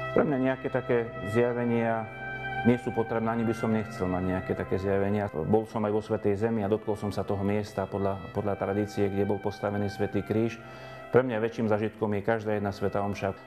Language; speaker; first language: Slovak; native; Slovak